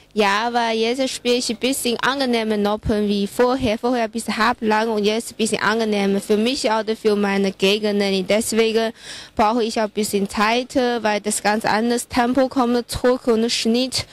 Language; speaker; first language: German; non-native, fluent; Chinese